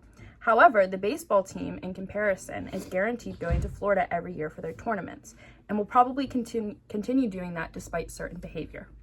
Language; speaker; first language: English; native; English